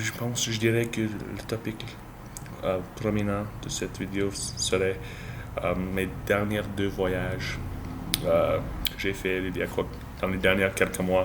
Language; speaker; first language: French; non-native, learner; English